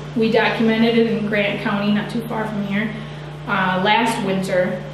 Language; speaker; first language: English; native; English